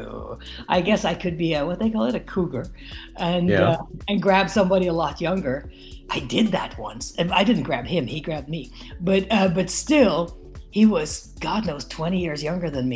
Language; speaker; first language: English; non-native, fluent; Norwegian